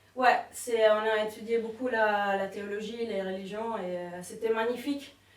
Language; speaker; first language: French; non-native, fluent; Italian